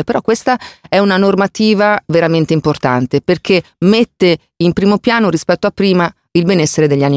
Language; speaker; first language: Italian; native; Italian